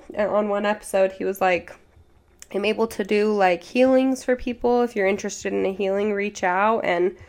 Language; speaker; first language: English; native; English